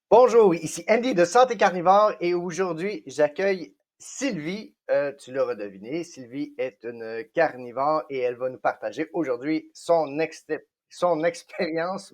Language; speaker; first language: French; native; French